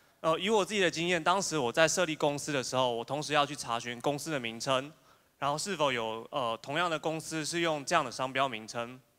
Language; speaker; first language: Chinese; native; Chinese